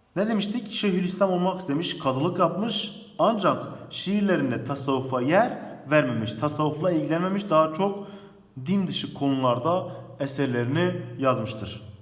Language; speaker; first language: Turkish; native; Turkish